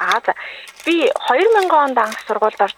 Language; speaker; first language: Mongolian; native; Mongolian